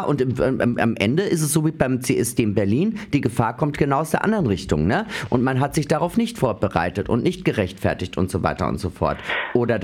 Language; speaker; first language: German; native; German